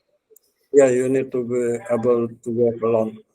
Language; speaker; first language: English; non-native, learner; Indonesian